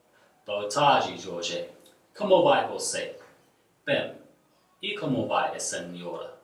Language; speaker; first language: Portuguese; non-native, learner; English